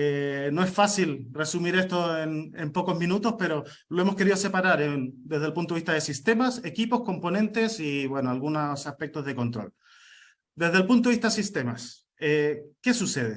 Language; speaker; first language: Spanish; native; Spanish